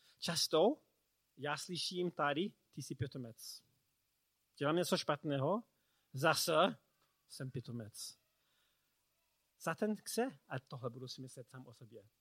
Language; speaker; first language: Czech; non-native, learner; English